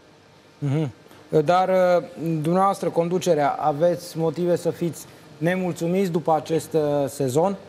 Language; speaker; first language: Romanian; native; Romanian